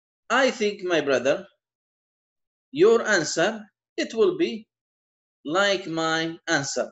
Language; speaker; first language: English; non-native, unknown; Arabic